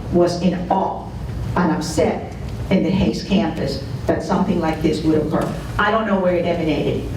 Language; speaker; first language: English; non-native, fluent; Spanish